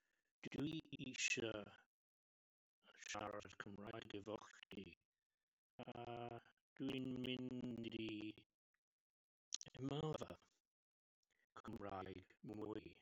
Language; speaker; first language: Welsh; non-native, learner; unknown